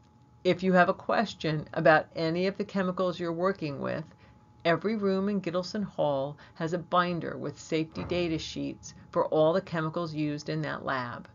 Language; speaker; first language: English; native; English